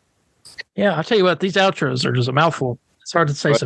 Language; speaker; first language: English; native; English